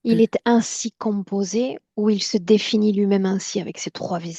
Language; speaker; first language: French; native; French